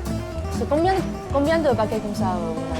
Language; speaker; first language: French; non-native, fluent; Chinese